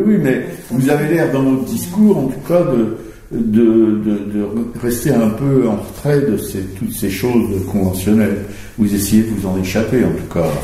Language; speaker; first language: French; native; French